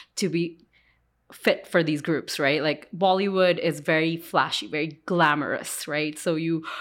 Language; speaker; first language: English; early bilingual, other home language; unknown